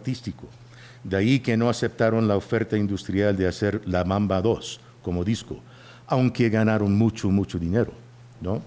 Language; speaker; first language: Spanish; early bilingual, heritage; Spanish